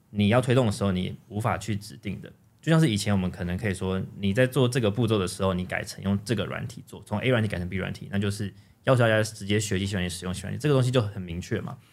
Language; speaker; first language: Chinese; native; Chinese